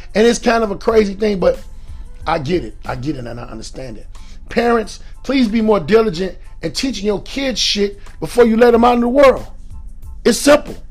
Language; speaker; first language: English; native; English